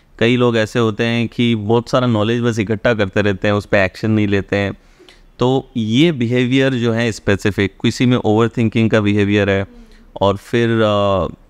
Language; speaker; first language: Hindi; native; Hindi